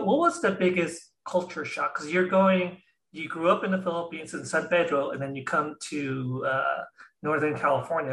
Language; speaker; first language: English; non-native, local second language; Filipino